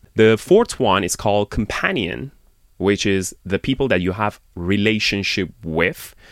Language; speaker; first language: English; non-native, fluent; Persian